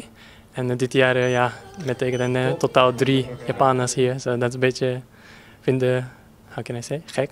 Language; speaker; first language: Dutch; early bilingual, heritage; Japanese